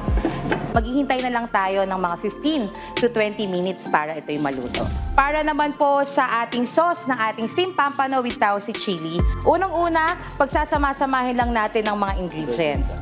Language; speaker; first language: Filipino; native; Filipino